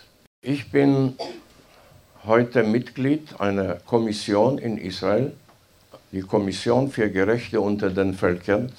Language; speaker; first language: German; non-native, fluent; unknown